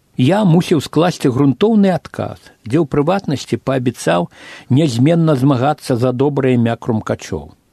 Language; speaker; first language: Belarusian; native; Belarusian